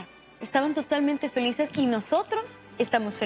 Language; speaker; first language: Spanish; native; Spanish